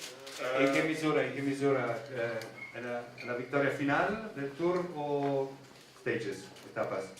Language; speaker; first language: Spanish; non-native, learner; Italian